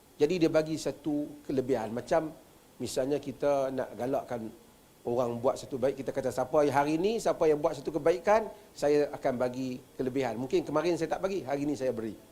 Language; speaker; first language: Malay; native; Malay